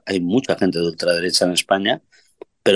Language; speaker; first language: Spanish; native; Spanish